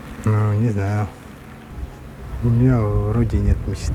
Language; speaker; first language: Russian; non-native, local second language; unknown